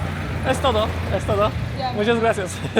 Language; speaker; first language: Spanish; non-native, learner; Polish